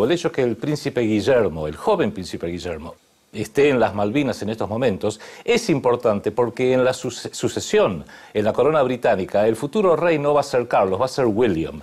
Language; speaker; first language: Spanish; native; Spanish